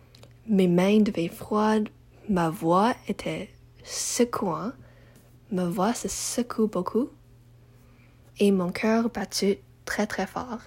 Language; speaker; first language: French; non-native, learner; English